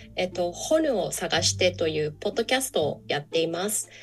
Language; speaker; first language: Japanese; early bilingual, other home language; English